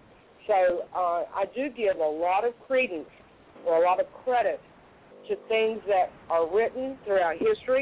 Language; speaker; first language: English; native; English